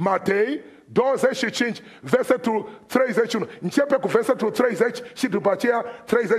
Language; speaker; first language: Romanian; non-native, fluent; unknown